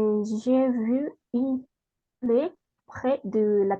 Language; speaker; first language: French; non-native, learner; Spanish